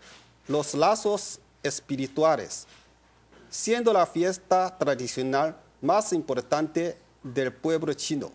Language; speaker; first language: Spanish; non-native, learner; Chinese